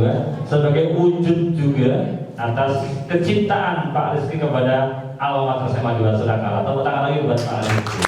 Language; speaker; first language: Indonesian; native; Indonesian